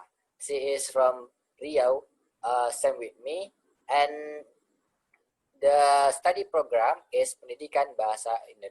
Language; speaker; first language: English; non-native, learner; Indonesian